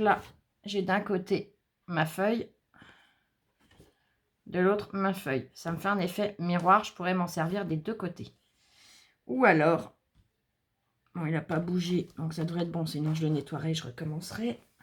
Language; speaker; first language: French; native; French